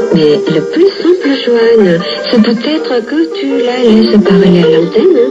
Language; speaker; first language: French; native; French